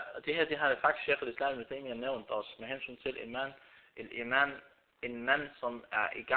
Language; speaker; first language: Danish; non-native, fluent; Arabic